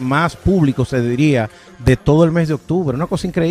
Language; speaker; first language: Spanish; native; Spanish